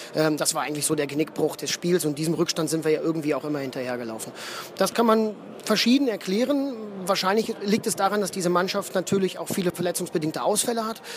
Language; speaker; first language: German; native; German